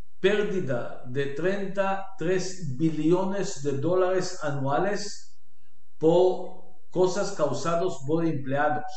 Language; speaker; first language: Spanish; non-native, learner; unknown